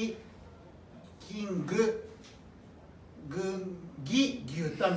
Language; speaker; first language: Japanese; native; Japanese